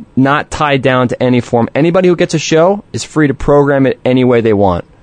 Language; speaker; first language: English; native; English